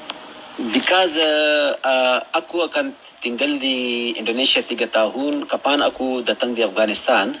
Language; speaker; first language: Indonesian; non-native, learner; Pashto